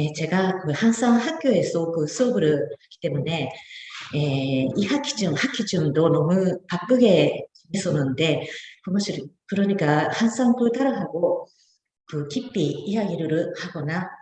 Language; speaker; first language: Korean; non-native, fluent; Japanese